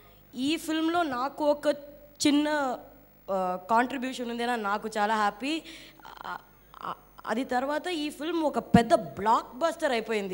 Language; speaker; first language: Telugu; non-native, fluent; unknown